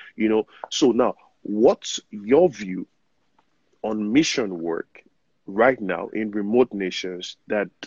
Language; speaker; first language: English; non-native, local second language; Yoruba